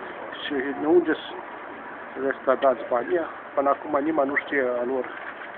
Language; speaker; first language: Romanian; early bilingual, heritage; Romanian